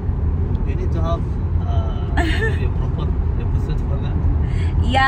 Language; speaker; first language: English; non-native, fluent; Arabic